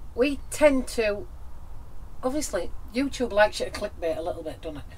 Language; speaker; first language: English; native; English